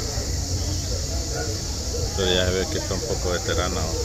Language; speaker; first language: Spanish; native; Spanish